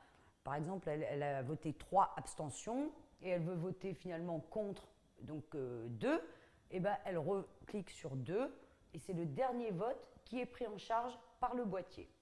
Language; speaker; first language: French; native; French